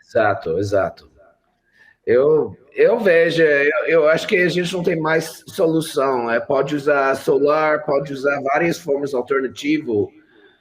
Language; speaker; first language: Portuguese; non-native, fluent; English